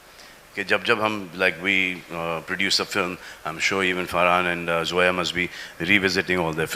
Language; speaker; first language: English; non-native, local second language; Hindi